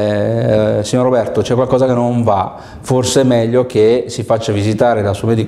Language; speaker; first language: Italian; native; Italian